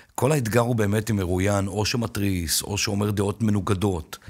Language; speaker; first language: Hebrew; native; Hebrew